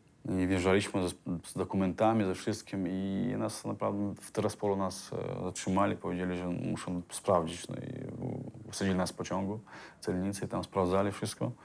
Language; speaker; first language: Polish; non-native, fluent; Chechen